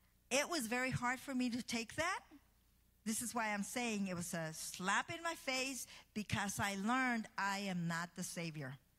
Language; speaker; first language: English; early bilingual, other home language; Spanish